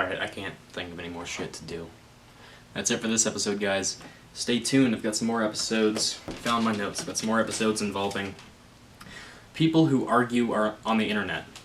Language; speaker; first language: English; native; English